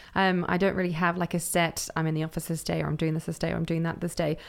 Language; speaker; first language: English; native; English